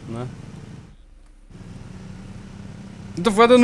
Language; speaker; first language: German; native; German